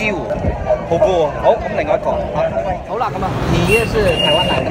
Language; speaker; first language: Chinese; non-native, local second language; Cantonese